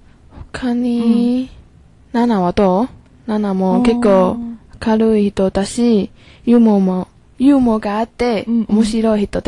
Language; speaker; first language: Japanese; non-native, learner; Chinese